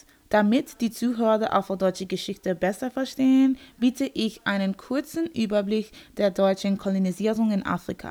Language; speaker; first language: German; non-native, learner; English